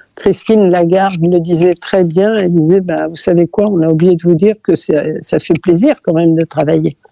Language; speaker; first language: French; early bilingual, other home language; Catalan